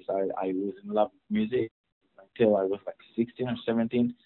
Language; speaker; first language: English; non-native, fluent; Hebrew